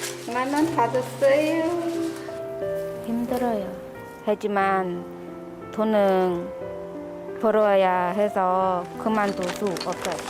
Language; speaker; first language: Korean; non-native, learner; Khmer